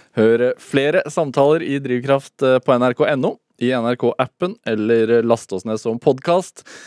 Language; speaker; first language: Norwegian; native; Norwegian